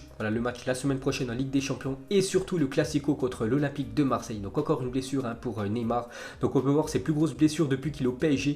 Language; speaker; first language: French; native; French